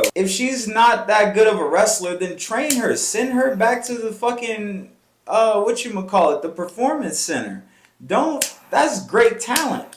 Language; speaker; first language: English; native; English